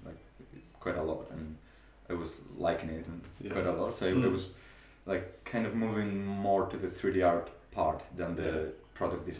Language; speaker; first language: English; non-native, fluent; Spanish